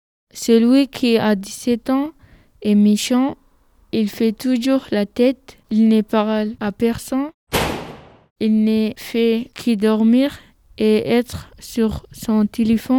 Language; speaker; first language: French; non-native, learner; Arabic